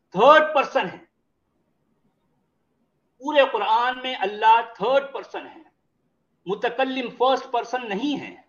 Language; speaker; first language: Hindi; native; Hindi